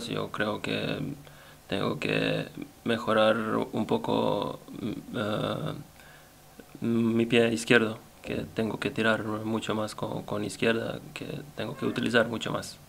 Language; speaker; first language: Spanish; non-native, learner; Serbian